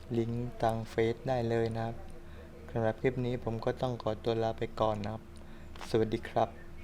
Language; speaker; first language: Thai; native; Thai